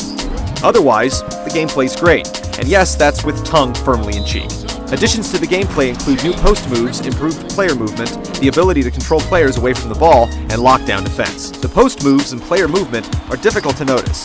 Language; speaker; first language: English; native; English